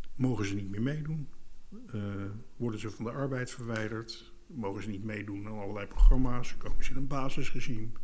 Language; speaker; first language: Dutch; native; Dutch